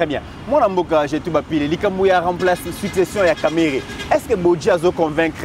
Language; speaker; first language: French; non-native, local second language; Lingala